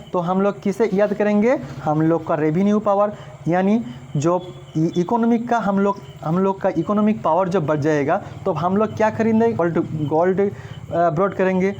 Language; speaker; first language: Hindi; non-native, local second language; Bangla